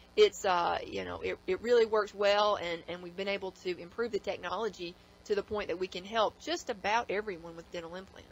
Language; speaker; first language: English; native; English